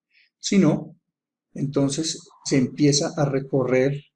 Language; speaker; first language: Spanish; native; Spanish